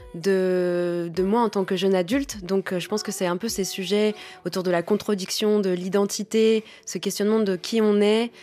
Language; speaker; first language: French; native; French